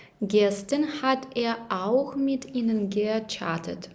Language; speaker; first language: German; non-native, fluent; Ukrainian